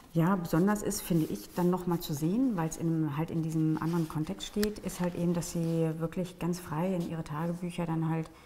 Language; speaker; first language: German; native; German